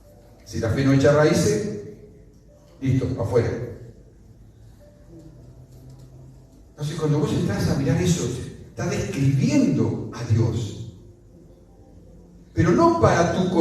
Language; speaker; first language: Spanish; native; Spanish